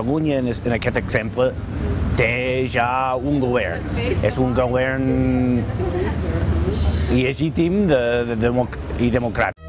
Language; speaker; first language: Catalan; non-native, learner; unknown